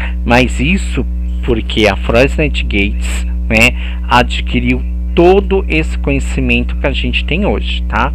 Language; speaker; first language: Portuguese; native; Portuguese